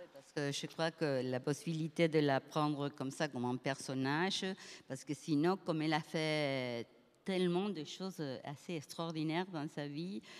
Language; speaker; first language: French; non-native, fluent; Spanish